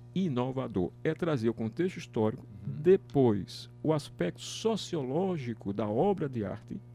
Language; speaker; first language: Portuguese; native; Portuguese